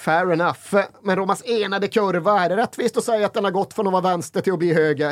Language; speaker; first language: Swedish; native; Swedish